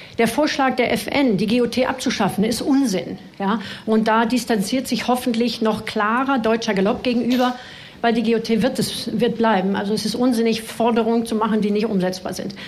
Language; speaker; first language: German; non-native, fluent; French